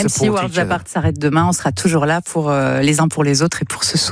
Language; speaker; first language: French; native; French